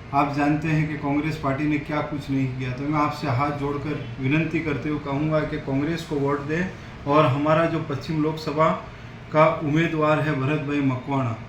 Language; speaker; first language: Hindi; non-native, local second language; Gujarati